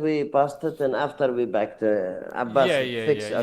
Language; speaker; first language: English; non-native, learner; Arabic